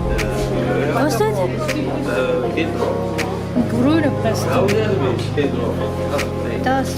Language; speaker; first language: German; non-native, learner; Cebuano